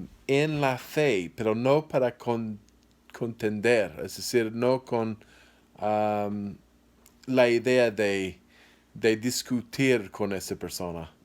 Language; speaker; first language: Spanish; non-native, fluent; English